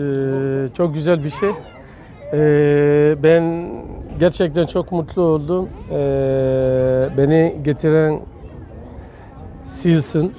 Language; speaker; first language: Turkish; non-native, fluent; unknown